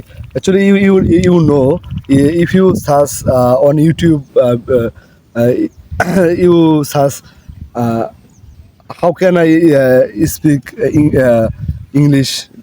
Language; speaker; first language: English; non-native, learner; Bangla